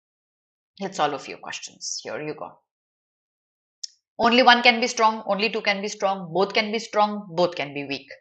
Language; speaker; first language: English; non-native, local second language; Hindi